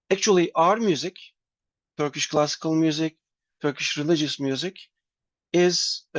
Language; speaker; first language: English; non-native, fluent; Turkish